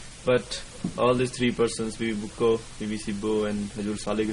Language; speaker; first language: English; non-native, local second language; Punjabi